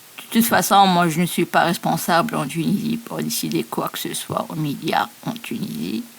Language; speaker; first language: French; non-native, local second language; Arabic